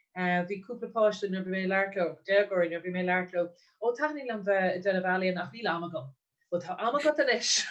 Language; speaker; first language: Irish; non-native, local second language; English